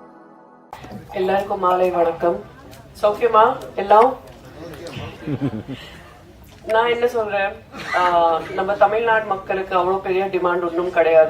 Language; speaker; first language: Tamil; non-native, learner; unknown